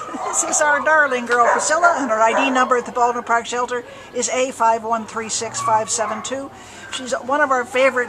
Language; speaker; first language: English; native; English